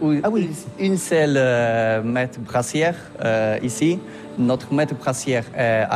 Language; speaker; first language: French; non-native, learner; Polish